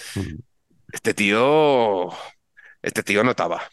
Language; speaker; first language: Spanish; native; Spanish